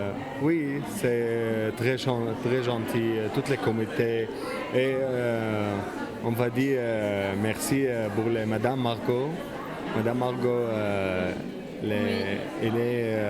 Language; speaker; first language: French; non-native, learner; Arabic